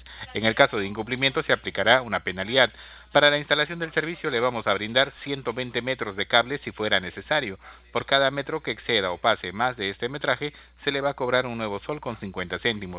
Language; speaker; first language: Spanish; native; Spanish